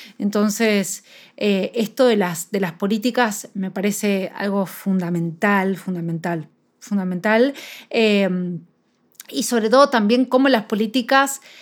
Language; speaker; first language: Spanish; native; Spanish